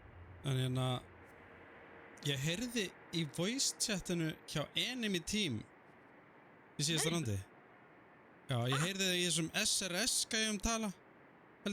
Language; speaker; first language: Icelandic; native; Icelandic